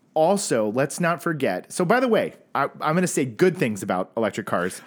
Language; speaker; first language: English; native; English